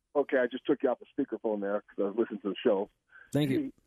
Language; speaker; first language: English; native; English